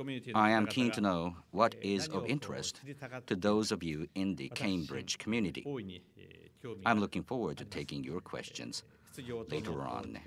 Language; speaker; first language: English; non-native, fluent; Japanese